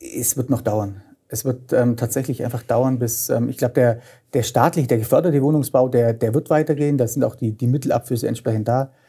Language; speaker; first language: German; native; German